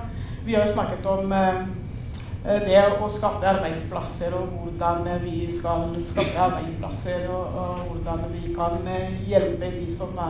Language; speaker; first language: Norwegian; non-native, fluent; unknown